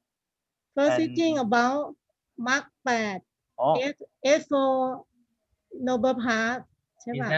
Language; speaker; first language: English; non-native, learner; Thai